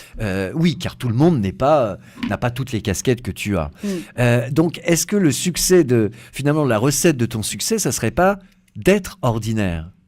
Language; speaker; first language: French; native; French